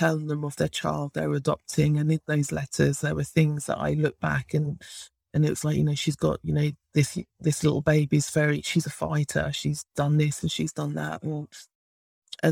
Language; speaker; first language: English; native; English